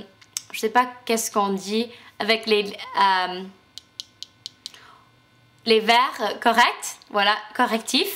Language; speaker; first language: French; non-native, fluent; English